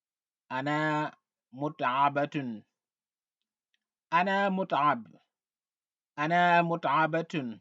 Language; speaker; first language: Arabic; non-native, fluent; Wolof